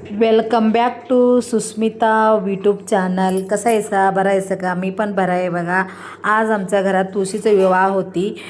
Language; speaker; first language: Marathi; non-native, local second language; Kannada